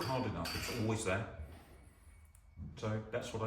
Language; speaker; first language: English; native; English